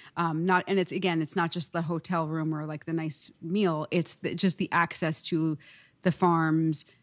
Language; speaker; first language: English; native; English